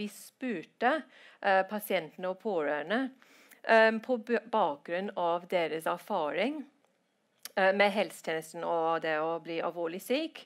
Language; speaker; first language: Norwegian; non-native, fluent; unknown